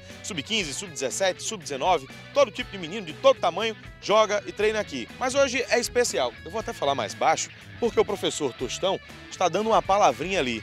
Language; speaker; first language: Portuguese; native; Portuguese